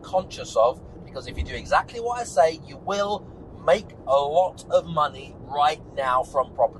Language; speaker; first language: English; native; English